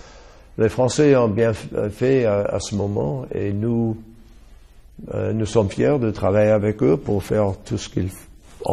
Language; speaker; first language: French; non-native, fluent; English